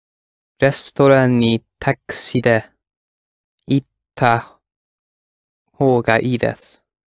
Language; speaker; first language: Japanese; non-native, learner; English